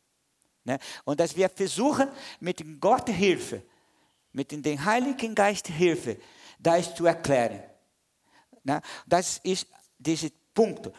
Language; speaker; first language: German; non-native, learner; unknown